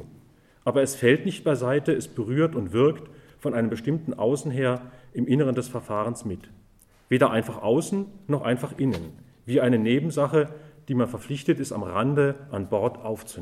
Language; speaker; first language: German; native; German